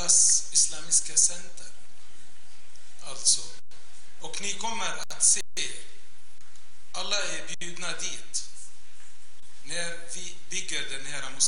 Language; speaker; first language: Swedish; non-native, fluent; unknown